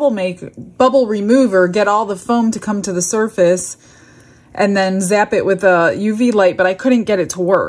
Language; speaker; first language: English; native; English